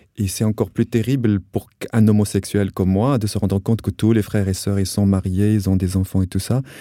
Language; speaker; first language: French; non-native, local second language; Arabic